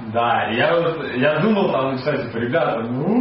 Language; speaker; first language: Russian; native; Russian